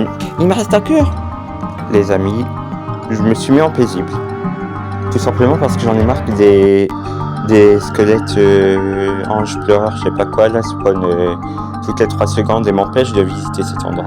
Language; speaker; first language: French; native; French